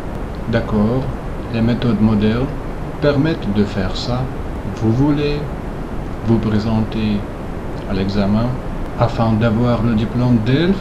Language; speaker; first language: French; non-native, fluent; Russian